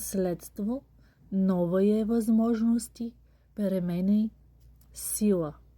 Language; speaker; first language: Russian; non-native, learner; Bulgarian